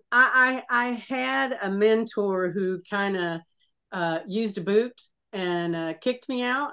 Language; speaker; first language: English; native; English